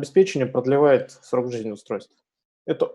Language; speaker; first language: Russian; native; Russian